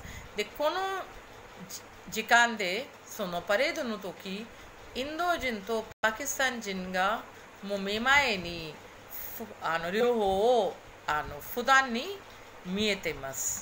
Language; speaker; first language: Japanese; non-native, fluent; Hindi